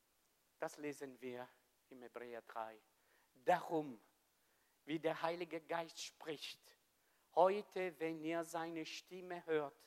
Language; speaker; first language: German; non-native, fluent; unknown